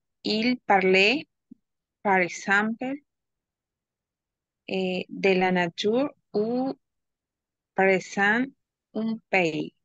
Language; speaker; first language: French; non-native, learner; Spanish